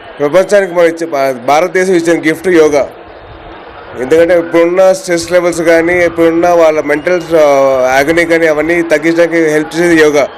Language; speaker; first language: Telugu; native; Telugu